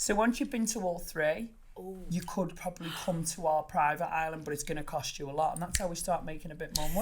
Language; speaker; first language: English; native; English